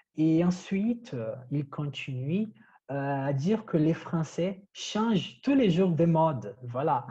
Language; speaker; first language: French; non-native, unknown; Portuguese